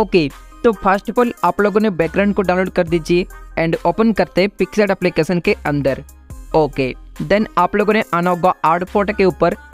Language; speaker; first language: Hindi; non-native, local second language; Odia